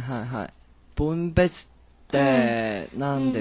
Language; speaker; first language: Japanese; non-native, learner; Chinese